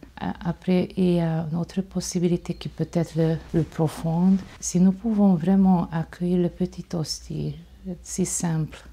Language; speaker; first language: French; non-native, fluent; Hungarian